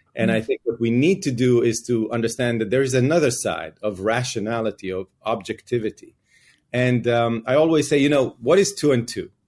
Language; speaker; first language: English; non-native, fluent; Hebrew